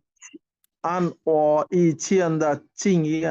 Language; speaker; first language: Chinese; non-native, learner; Bangla